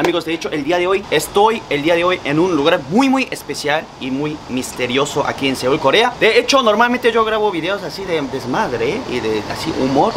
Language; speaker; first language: Spanish; non-native, fluent; Korean